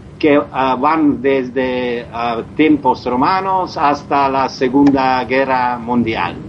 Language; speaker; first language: Spanish; non-native, learner; Croatian